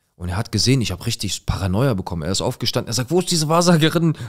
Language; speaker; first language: German; native; German